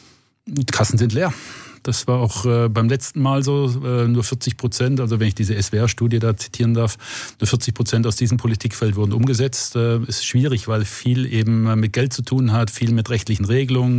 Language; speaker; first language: German; native; German